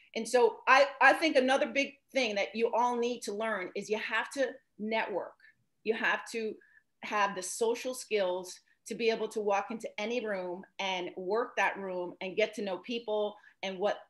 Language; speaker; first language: English; native; English